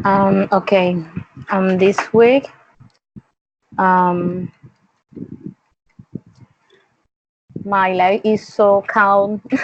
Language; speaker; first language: English; non-native, learner; Spanish